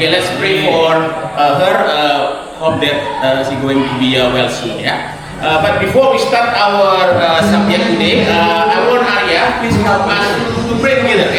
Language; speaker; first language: English; non-native, fluent; Indonesian